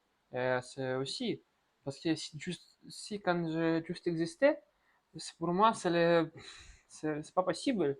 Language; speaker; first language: French; non-native, learner; Russian